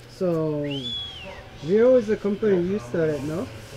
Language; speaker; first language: English; non-native, learner; Japanese